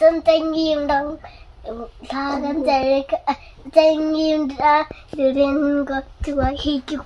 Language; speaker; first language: Korean; early bilingual, other home language; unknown